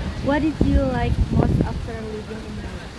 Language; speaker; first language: English; non-native, learner; Indonesian